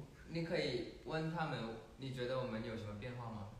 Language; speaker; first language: Chinese; non-native, fluent; Thai